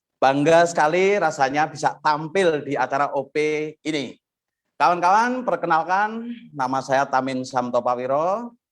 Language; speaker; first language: Indonesian; non-native, local second language; Javanese